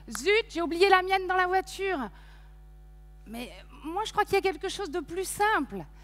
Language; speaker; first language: French; native; French